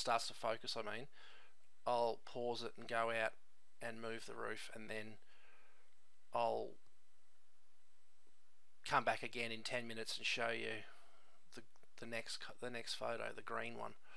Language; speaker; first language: English; native; English